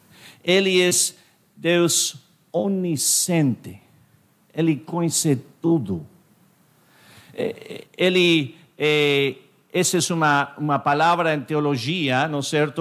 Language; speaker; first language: Portuguese; non-native, fluent; English